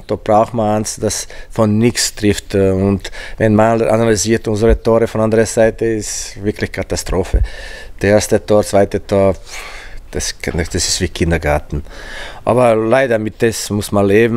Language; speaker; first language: German; non-native, fluent; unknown